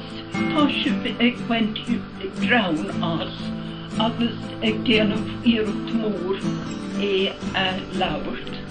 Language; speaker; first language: Irish; non-native, local second language; English